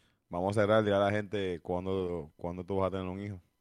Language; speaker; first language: Spanish; early bilingual, heritage; Spanish